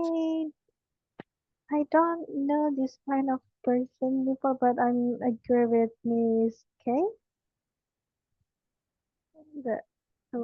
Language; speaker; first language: English; non-native, learner; Indonesian